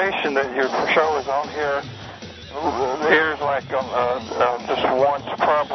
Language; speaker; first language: English; non-native, fluent; Berber languages